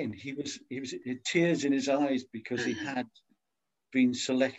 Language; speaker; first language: English; native; English